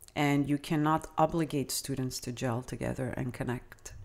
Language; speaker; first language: English; non-native, fluent; Italian